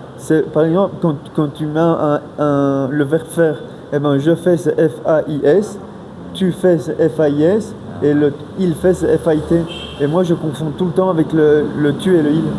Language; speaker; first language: French; native; French